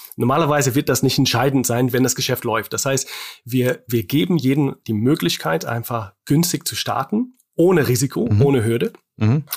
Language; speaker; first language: German; non-native, fluent; English